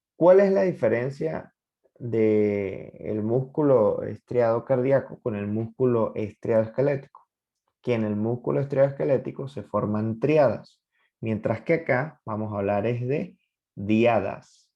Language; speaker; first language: Spanish; native; Spanish